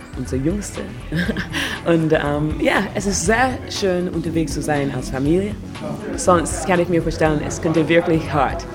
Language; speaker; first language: German; non-native, fluent; English